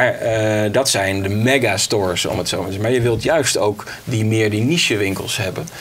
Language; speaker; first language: Dutch; native; Dutch